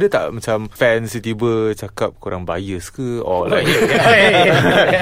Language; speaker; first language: English; non-native, local second language; Malay